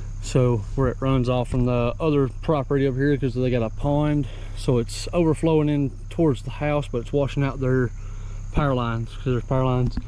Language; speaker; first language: English; native; English